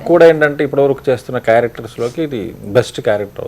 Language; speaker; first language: Telugu; native; Telugu